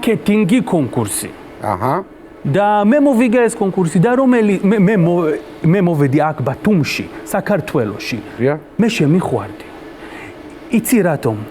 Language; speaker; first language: Georgian; non-native, learner; Hebrew